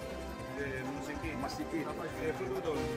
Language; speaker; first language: Spanish; non-native, learner; Haitian Creole